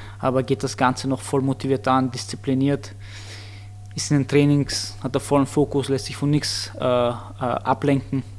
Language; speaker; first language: German; early bilingual, other home language; Armenian